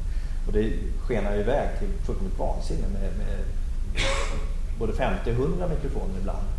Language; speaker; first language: Swedish; native; Swedish